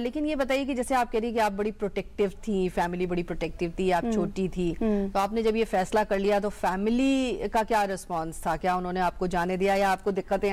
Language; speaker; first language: Hindi; native; Hindi